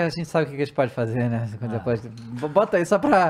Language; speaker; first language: Portuguese; native; Portuguese